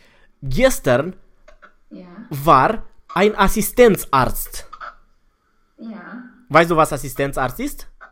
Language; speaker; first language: German; non-native, fluent; Romanian